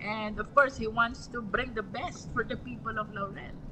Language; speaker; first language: English; non-native, local second language; Filipino